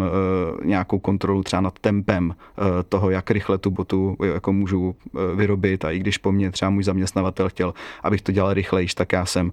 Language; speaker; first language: Czech; native; Czech